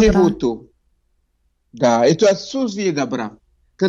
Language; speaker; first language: Russian; non-native, fluent; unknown